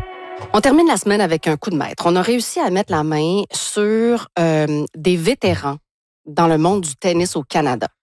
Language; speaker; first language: French; native; French